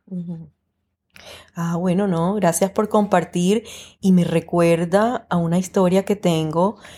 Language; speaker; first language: Spanish; early bilingual, heritage; Spanish